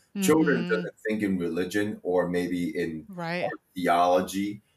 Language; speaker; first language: English; early bilingual, other home language; Chinese